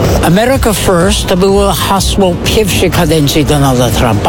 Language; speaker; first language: Polish; non-native, fluent; English